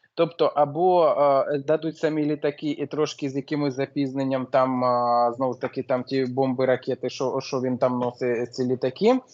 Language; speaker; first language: Ukrainian; non-native, local second language; Russian